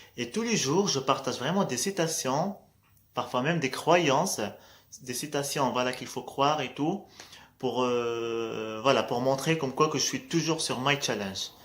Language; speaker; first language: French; non-native, local second language; Arabic